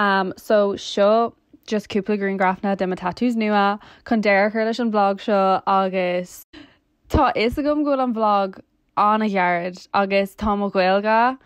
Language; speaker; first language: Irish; non-native, local second language; English